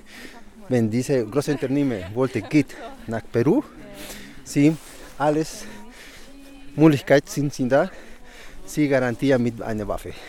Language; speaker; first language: German; non-native, learner; Spanish